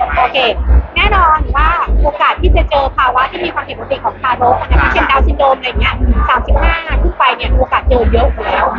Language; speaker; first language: Thai; native; Thai